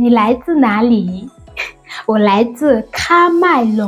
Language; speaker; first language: Chinese; non-native, fluent; French